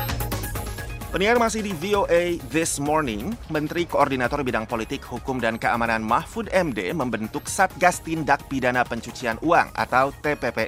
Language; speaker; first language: Indonesian; native; Indonesian